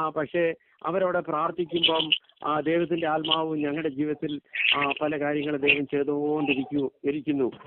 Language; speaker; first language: Malayalam; early bilingual, heritage; Malayalam